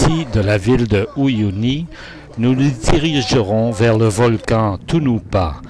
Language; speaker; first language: French; native; French